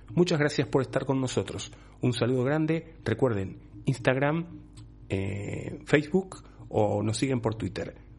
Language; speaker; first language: Spanish; native; Spanish